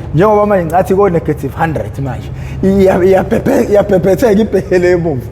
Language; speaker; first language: Zulu; native; Zulu